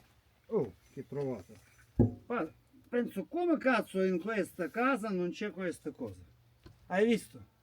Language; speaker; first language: Italian; non-native, learner; Russian